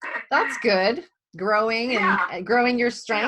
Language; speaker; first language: English; native; English